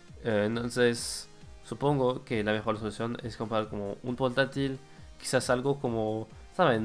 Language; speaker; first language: Spanish; non-native, fluent; French